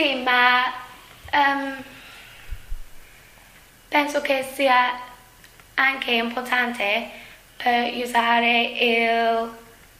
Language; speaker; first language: Italian; non-native, learner; English